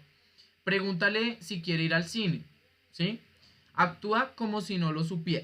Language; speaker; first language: Spanish; native; Spanish